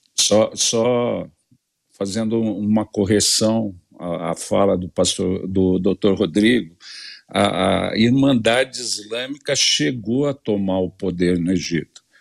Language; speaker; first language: Portuguese; native; Portuguese